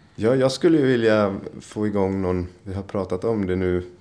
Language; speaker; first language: Swedish; native; Swedish